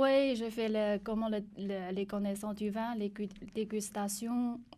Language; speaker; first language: French; non-native, learner; Chinese